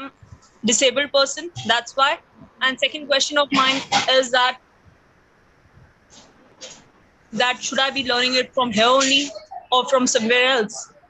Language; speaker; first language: English; non-native, local second language; Hindi